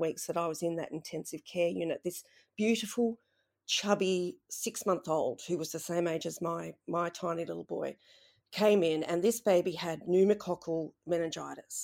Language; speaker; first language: English; native; English